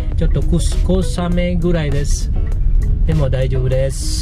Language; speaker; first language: Japanese; non-native, learner; Indonesian